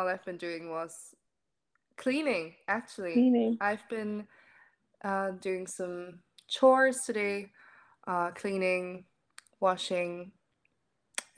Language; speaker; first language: English; non-native, fluent; German